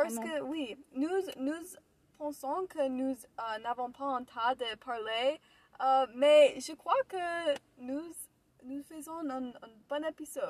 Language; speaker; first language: French; non-native, learner; English